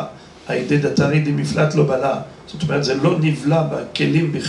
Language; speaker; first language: Hebrew; non-native, fluent; French